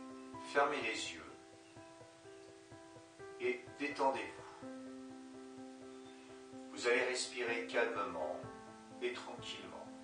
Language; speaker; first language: French; native; French